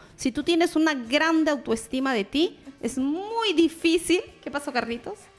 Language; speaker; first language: Spanish; native; Spanish